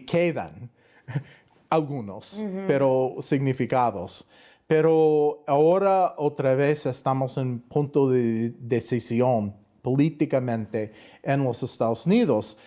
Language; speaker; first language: Spanish; non-native, fluent; English